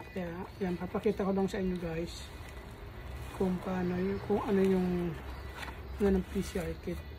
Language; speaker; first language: Filipino; native; Filipino